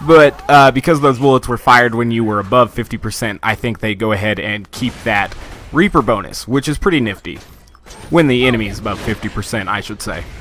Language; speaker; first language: English; native; English